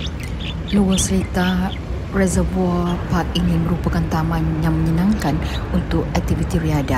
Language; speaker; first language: Malay; native; Malay